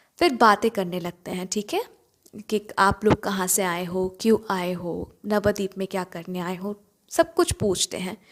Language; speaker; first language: Hindi; non-native, local second language; Bangla